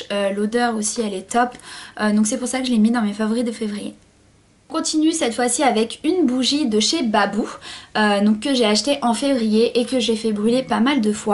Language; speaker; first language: French; native; French